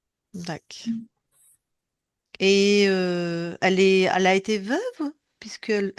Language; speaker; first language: French; native; French